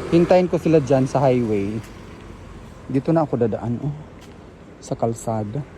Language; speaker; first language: Filipino; non-native, local second language; Cebuano